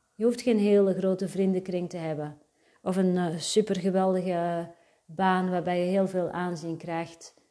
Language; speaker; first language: Dutch; native; Dutch